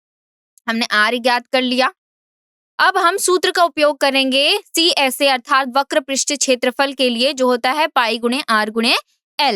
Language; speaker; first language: Hindi; native; Hindi